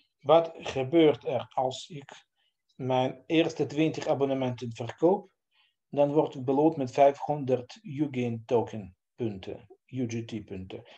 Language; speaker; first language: Dutch; non-native, fluent; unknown